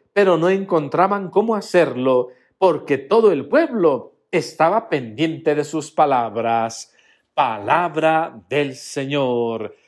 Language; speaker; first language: Spanish; native; Spanish